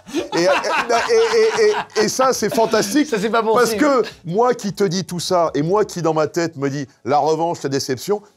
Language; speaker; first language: French; native; French